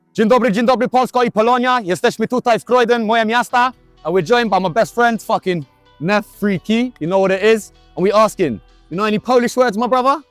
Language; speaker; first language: English; native; English